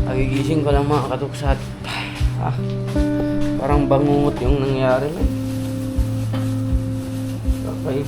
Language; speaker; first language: Filipino; non-native, local second language; Iloko